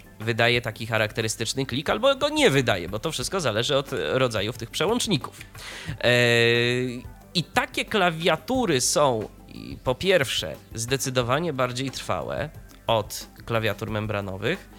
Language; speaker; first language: Polish; native; Polish